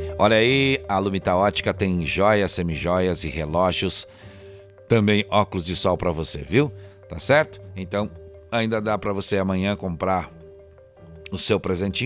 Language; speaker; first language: Portuguese; native; Portuguese